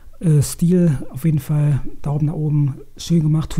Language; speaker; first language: German; native; German